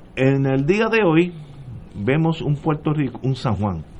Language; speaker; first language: Spanish; native; Spanish